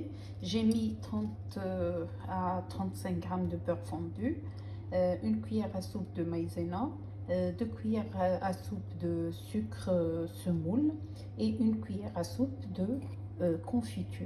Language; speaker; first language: French; non-native, local second language; Arabic